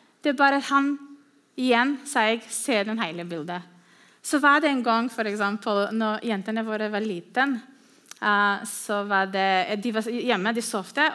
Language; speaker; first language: Norwegian; non-native, fluent; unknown